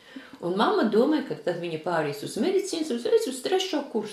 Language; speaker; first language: Latvian; early bilingual, heritage; Latvian